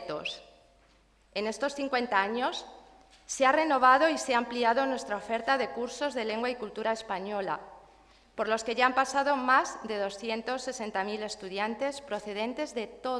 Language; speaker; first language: Spanish; native; Spanish